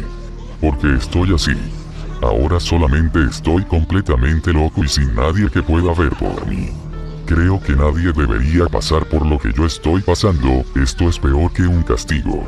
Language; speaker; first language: Spanish; native; Spanish